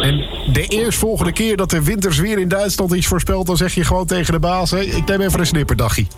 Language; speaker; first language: Dutch; native; Dutch